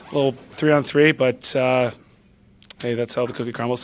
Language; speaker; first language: English; native; English